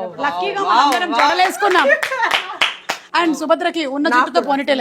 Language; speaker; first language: Telugu; native; Telugu